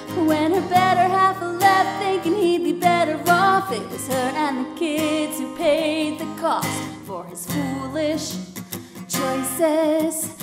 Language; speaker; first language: English; native; English